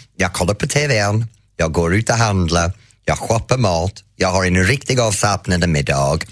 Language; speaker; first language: Swedish; non-native, fluent; English